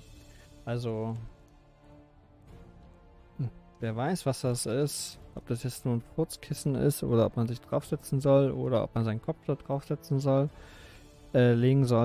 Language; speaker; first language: German; native; German